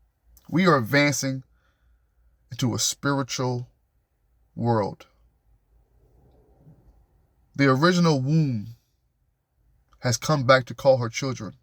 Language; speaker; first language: English; native; English